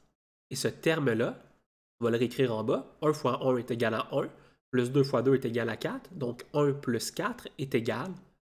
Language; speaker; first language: French; native; French